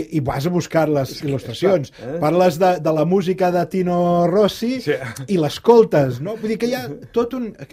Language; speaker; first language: Catalan; native; Catalan